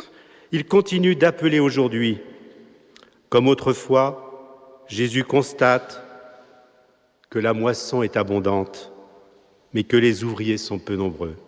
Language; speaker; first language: French; native; French